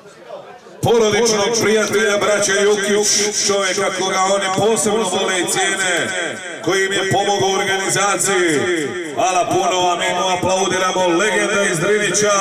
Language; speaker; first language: Serbian; native; Serbian